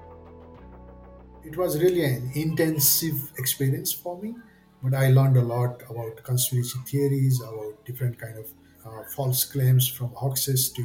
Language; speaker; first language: English; non-native, local second language; Nepali